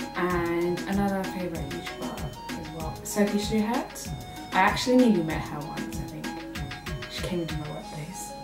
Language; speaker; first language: English; native; English